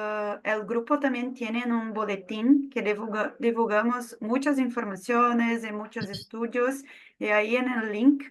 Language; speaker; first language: Spanish; non-native, fluent; Portuguese